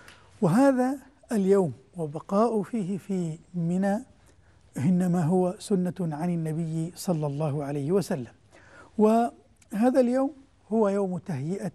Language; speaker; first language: Arabic; native; Arabic